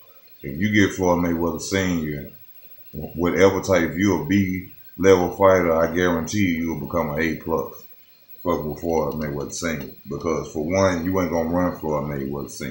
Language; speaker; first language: English; native; English